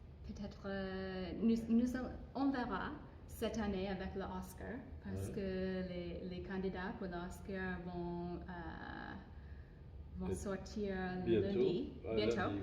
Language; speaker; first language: French; non-native, fluent; English